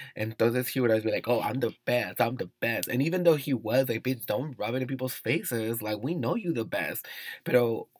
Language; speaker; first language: English; early bilingual, other home language; Spanish